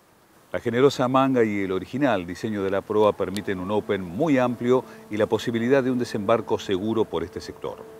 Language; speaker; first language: Spanish; native; Spanish